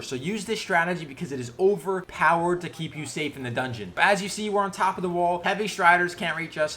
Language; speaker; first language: English; native; English